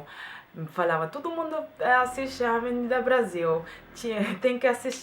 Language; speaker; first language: Portuguese; non-native, fluent; German